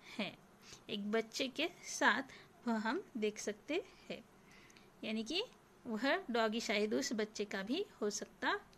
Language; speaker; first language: Hindi; non-native, local second language; Marathi